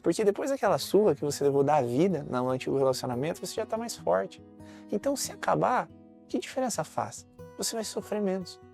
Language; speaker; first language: Portuguese; native; Portuguese